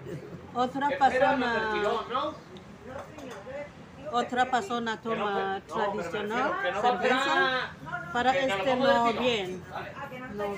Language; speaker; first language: Spanish; non-native, learner; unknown